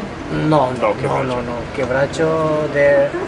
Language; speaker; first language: English; non-native, learner; Spanish